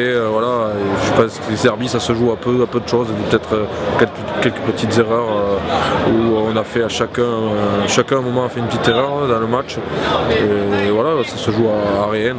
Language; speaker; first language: French; native; French